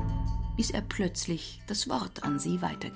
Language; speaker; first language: German; native; German